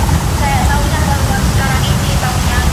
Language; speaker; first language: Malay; non-native, local second language; Javanese